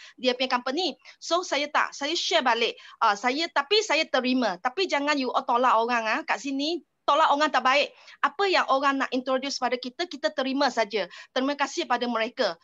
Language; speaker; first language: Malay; non-native, local second language; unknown